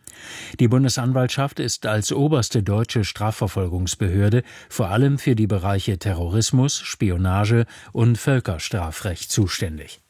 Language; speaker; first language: German; native; German